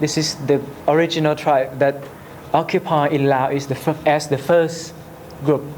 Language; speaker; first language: English; non-native, learner; Lao